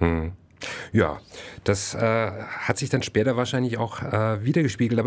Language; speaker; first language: German; native; German